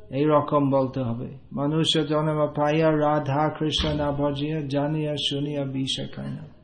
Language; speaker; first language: Bangla; non-native, fluent; English